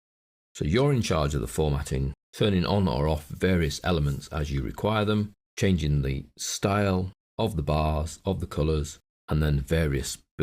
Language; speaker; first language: English; native; English